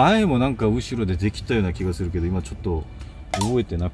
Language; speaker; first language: Japanese; non-native, fluent; Korean